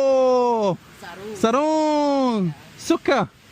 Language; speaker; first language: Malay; non-native, learner; Ukrainian